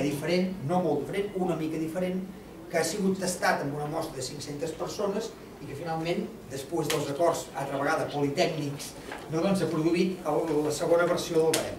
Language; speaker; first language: Catalan; native; Catalan